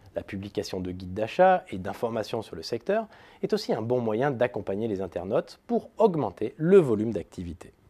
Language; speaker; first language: French; native; French